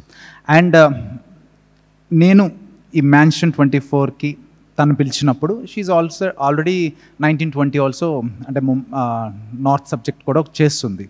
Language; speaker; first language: Telugu; native; Telugu